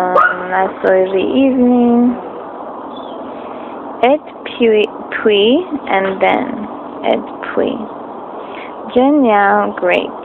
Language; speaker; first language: French; non-native, learner; English